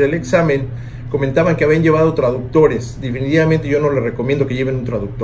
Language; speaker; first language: Spanish; native; Spanish